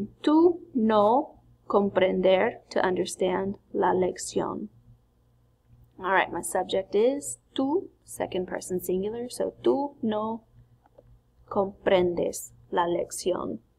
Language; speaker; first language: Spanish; non-native, fluent; English